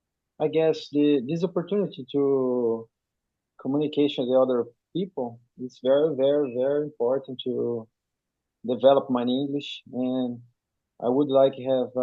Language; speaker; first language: English; non-native, learner; Portuguese